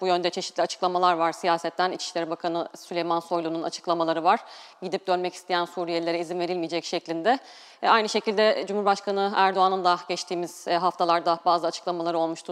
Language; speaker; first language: Turkish; native; Turkish